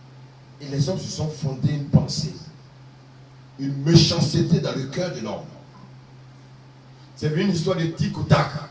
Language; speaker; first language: French; native; French